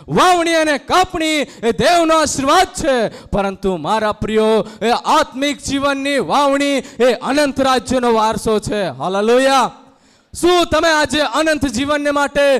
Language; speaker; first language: Gujarati; non-native, local second language; Gamit